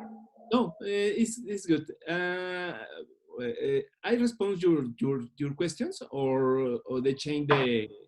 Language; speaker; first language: English; non-native, learner; Spanish